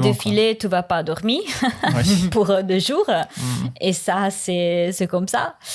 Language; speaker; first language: French; non-native, learner; Italian